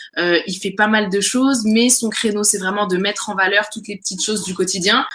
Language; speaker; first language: French; native; French